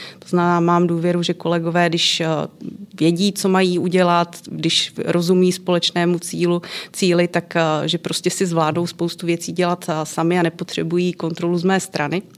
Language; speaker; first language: Czech; native; Czech